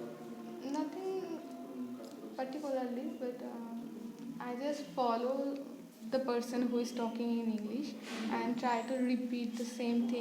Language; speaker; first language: English; non-native, fluent; Bangla